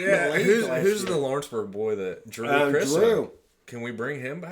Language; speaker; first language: English; native; English